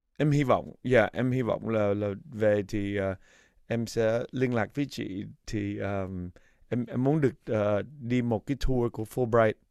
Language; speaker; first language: Vietnamese; early bilingual, heritage; Vietnamese